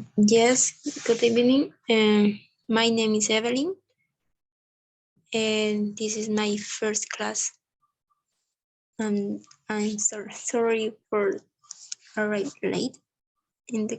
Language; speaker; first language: English; non-native, learner; Spanish